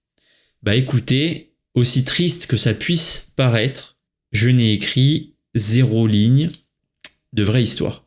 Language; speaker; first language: French; native; French